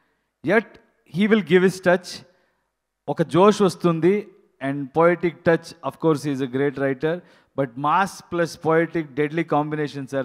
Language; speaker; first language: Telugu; non-native, learner; Kannada